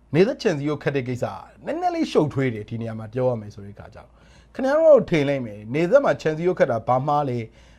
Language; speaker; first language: Burmese; non-native, local second language; Rohingya